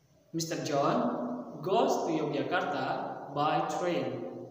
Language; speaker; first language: English; non-native, fluent; Indonesian